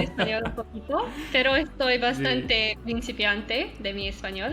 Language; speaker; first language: Spanish; non-native, learner; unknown